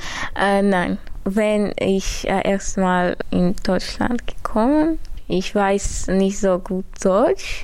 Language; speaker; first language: German; non-native, learner; Armenian